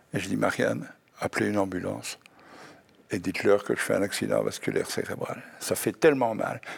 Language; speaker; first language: French; native; French